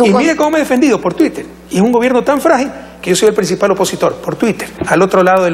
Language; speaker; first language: Spanish; native; Spanish